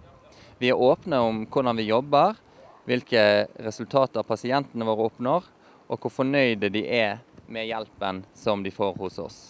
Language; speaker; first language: Norwegian; native; Norwegian